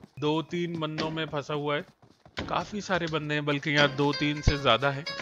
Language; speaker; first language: Urdu; native; Urdu